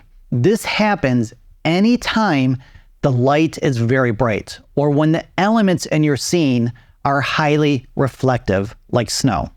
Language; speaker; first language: English; native; English